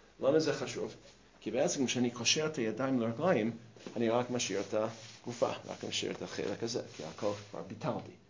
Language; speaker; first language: Hebrew; non-native, fluent; English